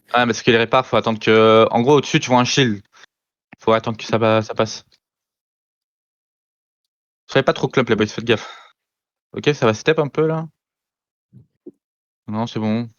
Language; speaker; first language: French; native; French